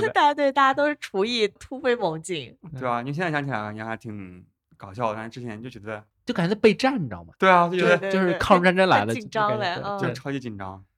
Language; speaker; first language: Chinese; native; Chinese